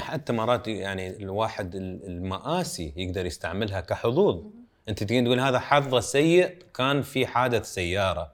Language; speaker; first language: Arabic; native; Arabic